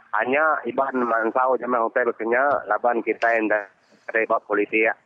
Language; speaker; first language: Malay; native; Malay